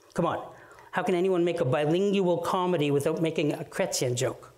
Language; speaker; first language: English; native; English